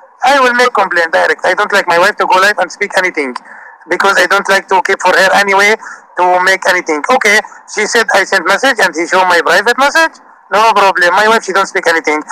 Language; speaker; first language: English; non-native, learner; Arabic